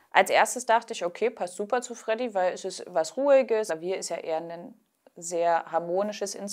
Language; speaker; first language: German; native; German